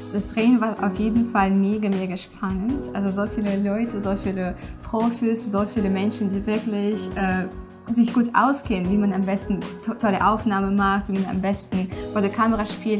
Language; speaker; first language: German; non-native, fluent; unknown